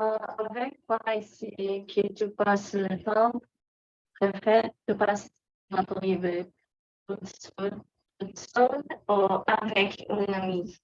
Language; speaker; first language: French; non-native, learner; Portuguese